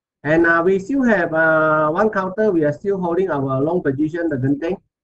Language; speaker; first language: English; non-native, local second language; Chinese